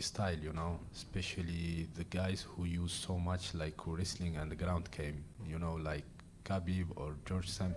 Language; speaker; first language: English; non-native, learner; Arabic